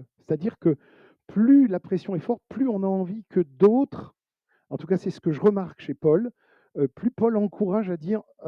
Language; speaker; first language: French; native; French